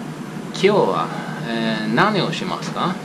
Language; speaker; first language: Japanese; non-native, learner; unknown